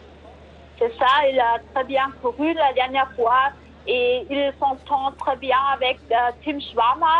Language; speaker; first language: French; non-native, fluent; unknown